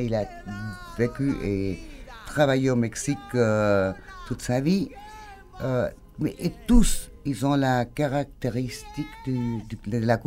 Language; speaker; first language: French; non-native, fluent; Spanish